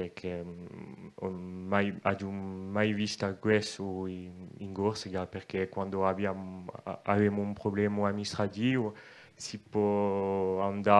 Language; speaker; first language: Italian; non-native, local second language; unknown